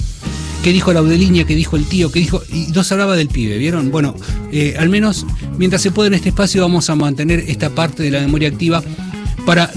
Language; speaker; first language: Spanish; native; Spanish